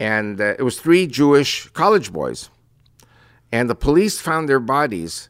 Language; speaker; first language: English; early bilingual, other home language; Spanish